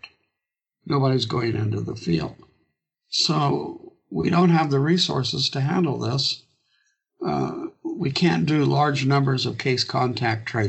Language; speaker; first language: English; native; English